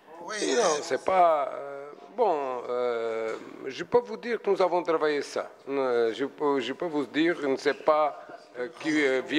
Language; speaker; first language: French; non-native, fluent; Portuguese